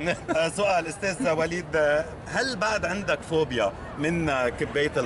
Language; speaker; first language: Arabic; native; Arabic